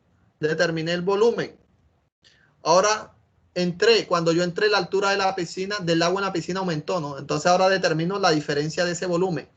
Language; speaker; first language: Spanish; native; Spanish